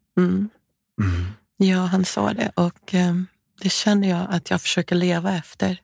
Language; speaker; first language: Swedish; non-native, fluent; English